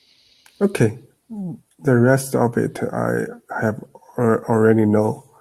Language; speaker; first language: English; non-native, learner; Chinese